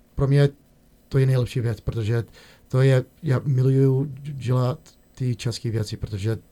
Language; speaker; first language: Czech; early bilingual, heritage; Czech